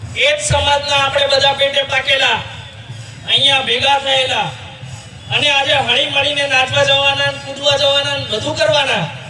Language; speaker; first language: Gujarati; non-native, local second language; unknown